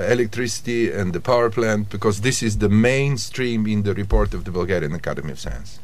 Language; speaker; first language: English; non-native, fluent; Bulgarian